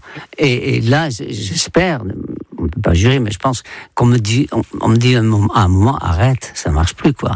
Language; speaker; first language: French; non-native, fluent; Dutch